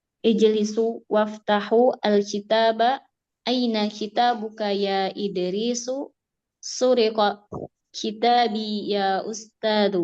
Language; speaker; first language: Arabic; non-native, learner; Indonesian